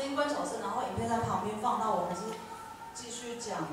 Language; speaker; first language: Chinese; native; Chinese